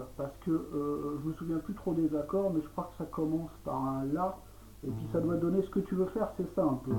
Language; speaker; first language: French; native; French